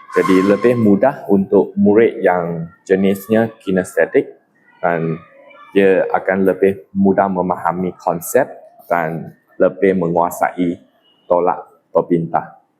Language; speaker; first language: Malay; non-native, local second language; Chinese